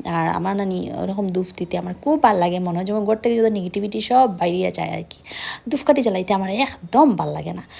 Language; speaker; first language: Bangla; non-native, local second language; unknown